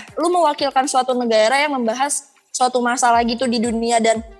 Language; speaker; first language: Indonesian; native; Indonesian